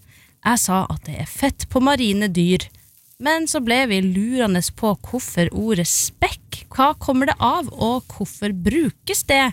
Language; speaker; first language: Norwegian; native; Norwegian